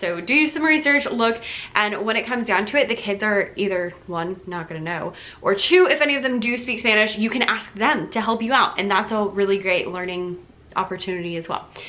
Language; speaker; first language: English; native; English